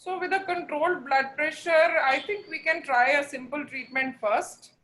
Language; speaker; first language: English; non-native, local second language; Punjabi